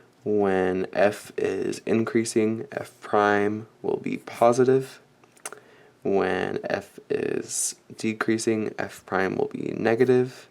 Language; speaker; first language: English; native; English